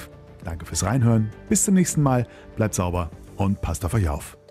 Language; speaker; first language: German; native; German